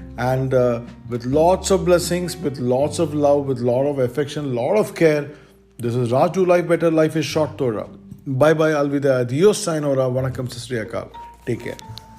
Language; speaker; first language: English; non-native, local second language; Malayalam